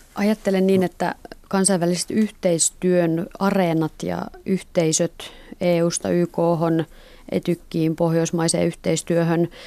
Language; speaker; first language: Finnish; native; Finnish